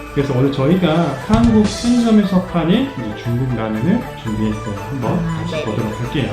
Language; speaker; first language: Korean; native; Korean